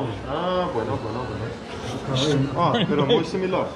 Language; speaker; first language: Spanish; non-native, learner; English